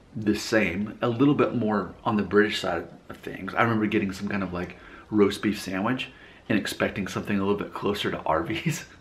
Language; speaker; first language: English; native; English